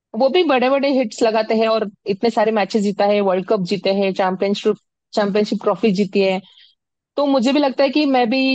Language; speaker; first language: Hindi; non-native, local second language; Marathi